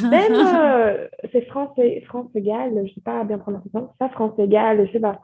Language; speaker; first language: French; non-native, fluent; Portuguese